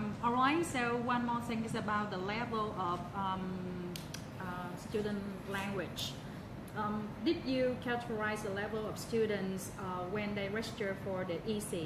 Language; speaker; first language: English; non-native, fluent; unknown